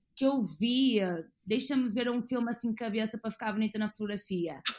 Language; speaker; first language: Portuguese; native; Portuguese